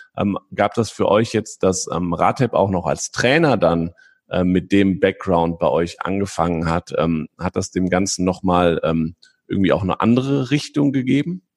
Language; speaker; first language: German; native; German